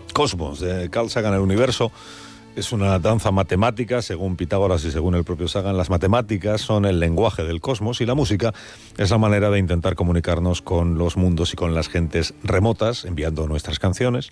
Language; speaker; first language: Spanish; native; Spanish